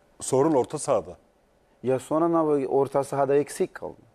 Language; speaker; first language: Turkish; non-native, learner; Portuguese